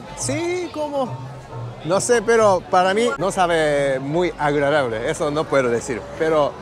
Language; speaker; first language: Spanish; non-native, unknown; Japanese